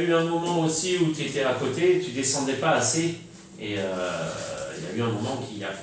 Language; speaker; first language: French; native; French